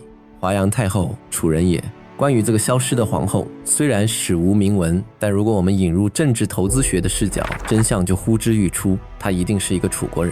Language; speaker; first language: Chinese; native; Chinese